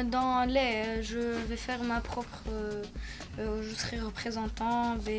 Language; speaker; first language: French; non-native, local second language; Arabic